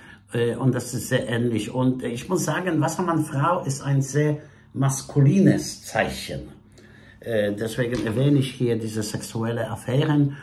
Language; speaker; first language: German; non-native, fluent; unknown